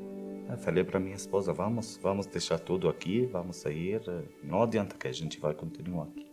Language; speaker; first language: Portuguese; non-native, fluent; Arabic